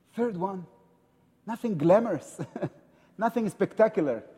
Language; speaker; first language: English; non-native, fluent; Arabic